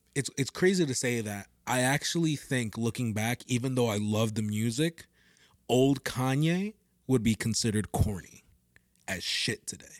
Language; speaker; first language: English; early bilingual, other home language; Spanish